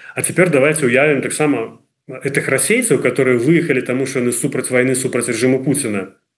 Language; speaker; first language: Belarusian; non-native, local second language; Russian